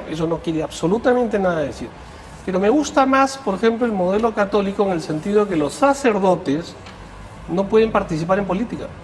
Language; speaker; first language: Spanish; native; Spanish